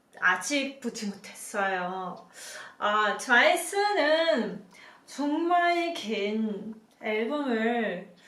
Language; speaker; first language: Korean; non-native, learner; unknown